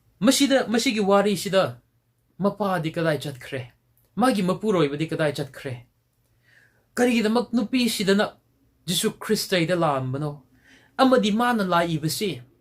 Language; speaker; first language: Manipuri; non-native, local second language; Tangkhul Naga (India)